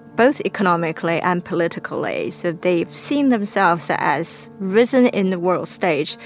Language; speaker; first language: English; non-native, fluent; Chinese